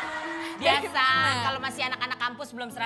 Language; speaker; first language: Indonesian; native; Indonesian